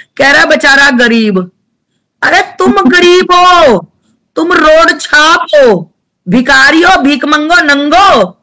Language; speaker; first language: Hindi; native; Hindi